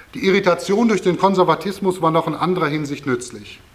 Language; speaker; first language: German; native; German